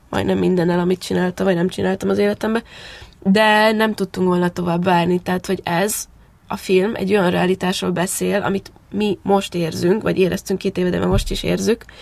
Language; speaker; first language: Hungarian; early bilingual, heritage; Hungarian